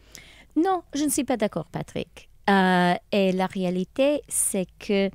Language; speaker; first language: French; non-native, local second language; English